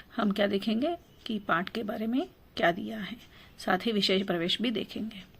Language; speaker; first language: Hindi; non-native, local second language; Telugu